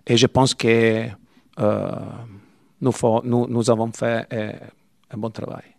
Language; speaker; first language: French; non-native, learner; Italian